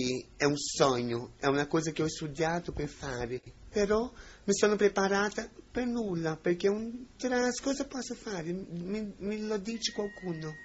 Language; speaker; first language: Italian; non-native, fluent; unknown